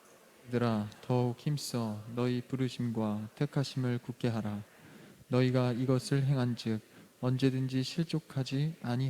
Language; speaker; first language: Korean; native; Korean